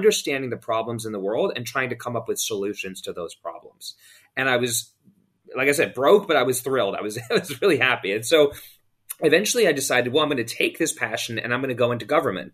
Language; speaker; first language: English; native; English